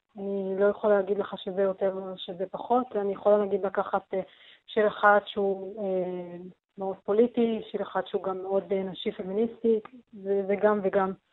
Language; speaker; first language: Hebrew; non-native, local second language; Arabic